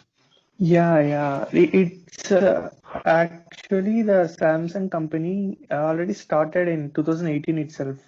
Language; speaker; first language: English; non-native, local second language; Hindi